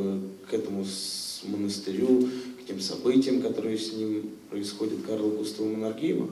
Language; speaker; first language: Russian; native; Russian